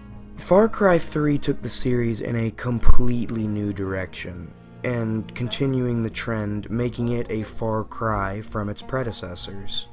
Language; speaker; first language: English; native; English